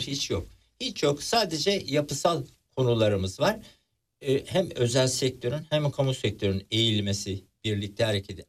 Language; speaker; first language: Turkish; native; Turkish